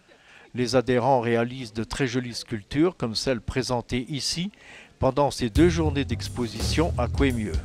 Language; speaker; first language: French; native; French